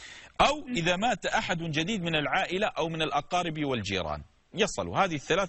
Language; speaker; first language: Arabic; native; Arabic